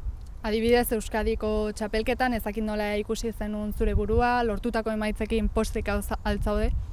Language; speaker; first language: Basque; native; Basque